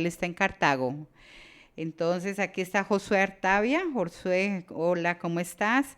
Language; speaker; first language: Spanish; native; Spanish